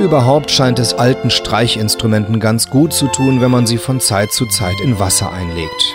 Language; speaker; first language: German; native; German